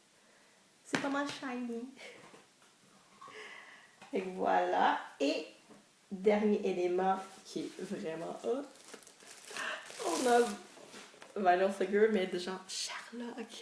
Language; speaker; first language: French; native; French